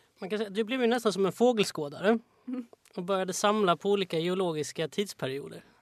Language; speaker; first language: Swedish; native; Swedish